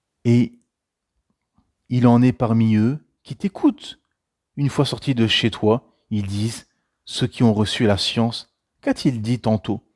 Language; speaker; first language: French; native; French